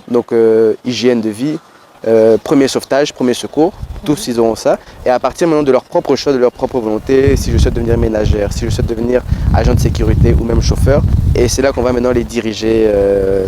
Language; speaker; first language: French; non-native, local second language; Lingala